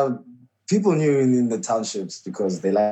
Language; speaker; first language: English; non-native, local second language; Xhosa